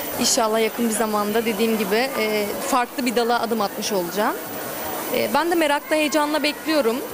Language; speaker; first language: Turkish; early bilingual, heritage; Turkish